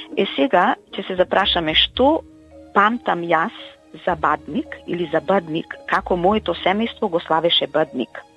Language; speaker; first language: Macedonian; native; Macedonian